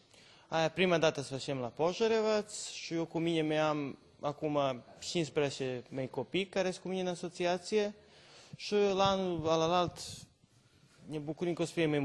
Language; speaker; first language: Romanian; non-native, local second language; Serbian